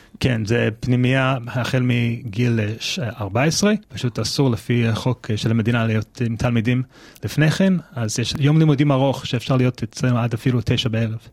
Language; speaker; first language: Hebrew; non-native, fluent; English